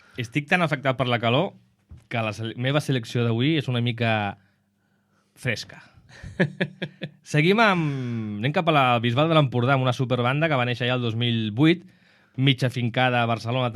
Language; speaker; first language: Catalan; native; Catalan